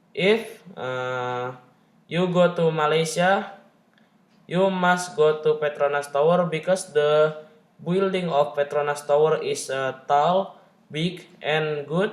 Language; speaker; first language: English; non-native, learner; Indonesian